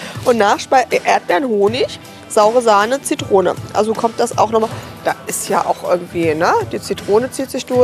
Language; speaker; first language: German; native; German